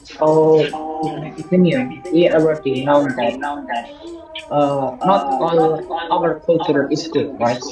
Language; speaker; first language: English; non-native, learner; Javanese